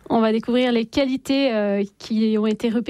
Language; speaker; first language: French; native; French